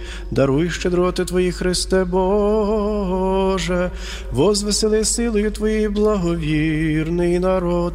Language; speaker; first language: Ukrainian; native; Ukrainian